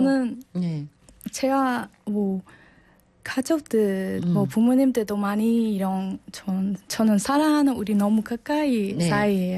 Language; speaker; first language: Korean; non-native, learner; Burmese